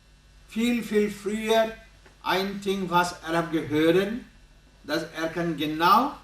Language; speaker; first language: German; non-native, learner; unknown